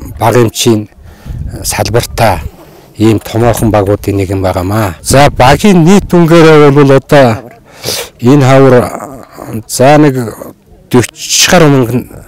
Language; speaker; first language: Mongolian; native; Mongolian